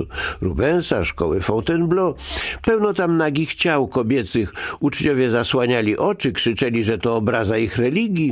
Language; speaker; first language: Polish; native; Polish